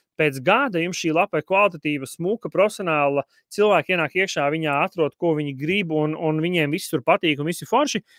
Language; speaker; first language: Latvian; native; Latvian